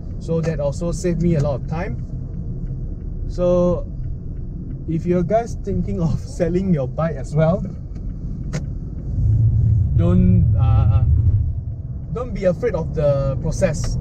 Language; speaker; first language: English; non-native, local second language; Min Nan Chinese